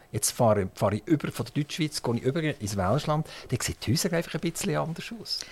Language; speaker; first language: German; native; German